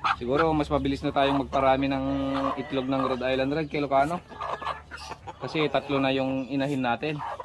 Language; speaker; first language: Filipino; non-native, local second language; Iloko